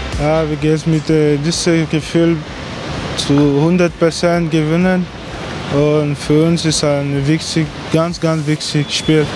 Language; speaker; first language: German; non-native, learner; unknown